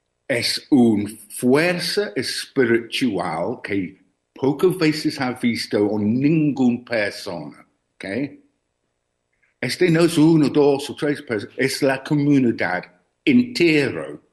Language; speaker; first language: Spanish; non-native, learner; English